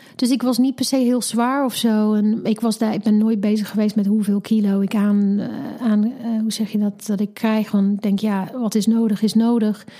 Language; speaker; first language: Dutch; non-native, fluent; English